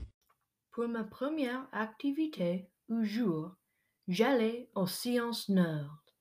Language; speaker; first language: French; non-native, local second language; English